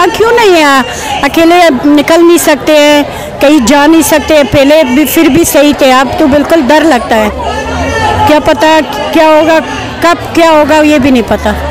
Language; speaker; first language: Hindi; non-native, fluent; Persian